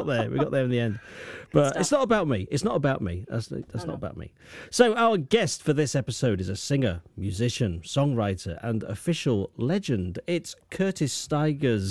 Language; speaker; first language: English; native; English